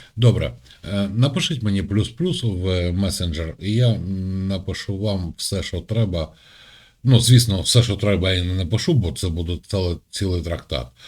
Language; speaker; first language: Ukrainian; native; Ukrainian